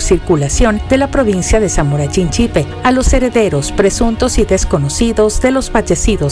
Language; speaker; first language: Spanish; native; Spanish